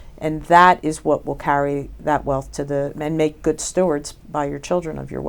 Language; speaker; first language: English; native; English